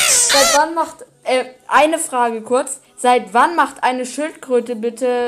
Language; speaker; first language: German; native; German